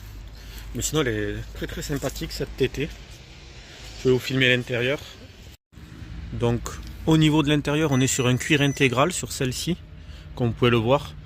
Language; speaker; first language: French; native; French